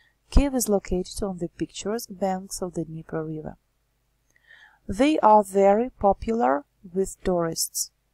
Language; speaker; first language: English; non-native, fluent; Ukrainian